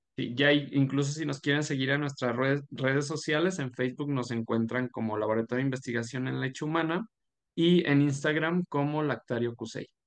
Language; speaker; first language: Spanish; native; Spanish